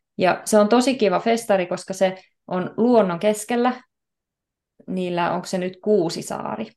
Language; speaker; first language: Finnish; native; Finnish